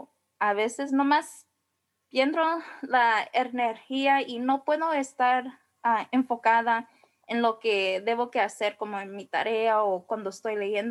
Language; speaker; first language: Spanish; early bilingual, heritage; Spanish